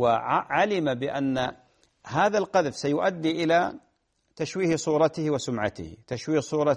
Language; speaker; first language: Arabic; native; Arabic